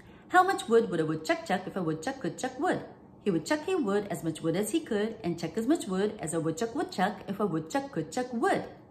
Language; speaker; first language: English; early bilingual, other home language; Japanese